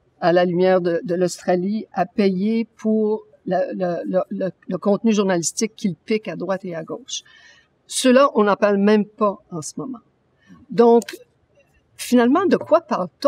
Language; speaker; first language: French; native; French